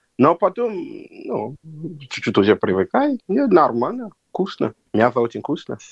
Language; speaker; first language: Russian; non-native, learner; Yoruba